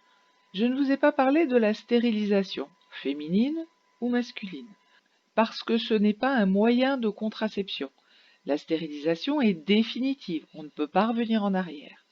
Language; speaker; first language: French; native; French